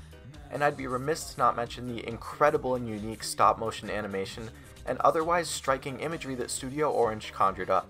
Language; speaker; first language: English; native; English